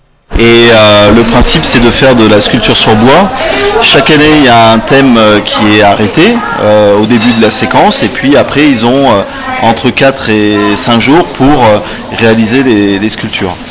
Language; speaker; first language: French; native; French